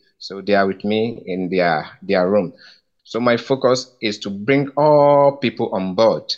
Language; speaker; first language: English; non-native, local second language; Ewe